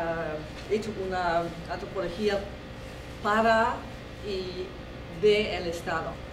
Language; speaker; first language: Spanish; non-native, fluent; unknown